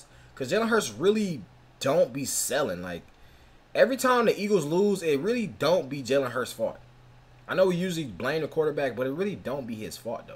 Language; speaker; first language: English; native; English